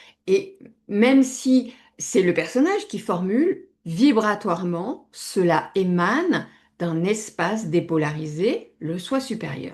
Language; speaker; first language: French; native; French